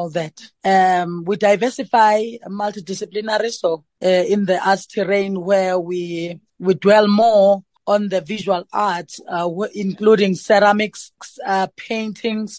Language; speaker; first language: English; non-native, local second language; Xhosa